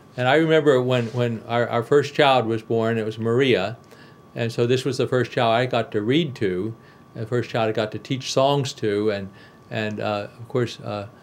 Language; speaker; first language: English; native; English